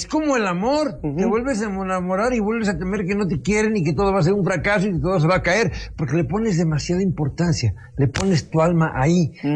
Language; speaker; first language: Spanish; native; Spanish